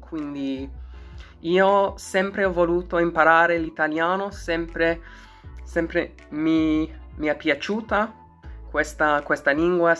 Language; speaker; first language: Italian; non-native, learner; English